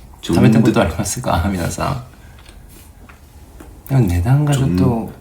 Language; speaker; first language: Japanese; non-native, fluent; Korean